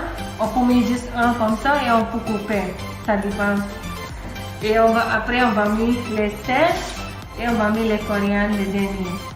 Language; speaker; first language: French; non-native, learner; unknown